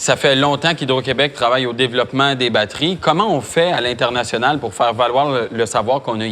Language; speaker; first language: French; native; French